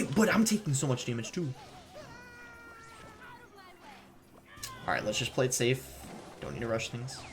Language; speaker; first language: English; native; English